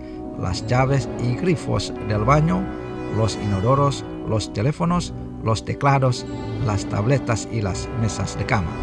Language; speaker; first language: Spanish; non-native, fluent; Indonesian